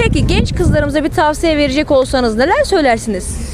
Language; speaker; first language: Turkish; native; Turkish